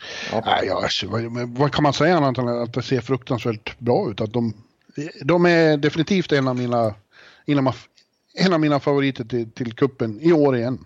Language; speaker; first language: Swedish; native; Swedish